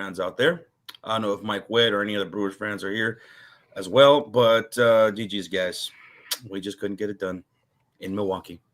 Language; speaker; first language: English; native; English